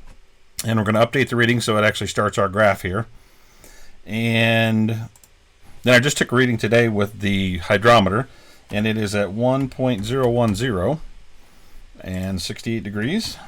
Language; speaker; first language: English; native; English